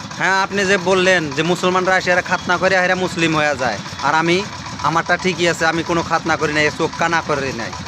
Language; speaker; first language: Bangla; non-native, local second language; Assamese